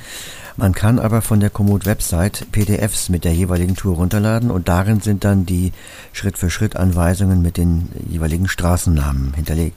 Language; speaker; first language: German; native; German